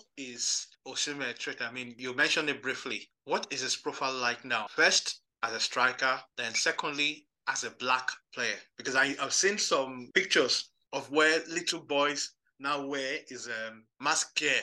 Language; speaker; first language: English; non-native, local second language; Yoruba